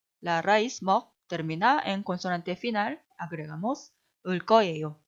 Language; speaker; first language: Spanish; non-native, fluent; Korean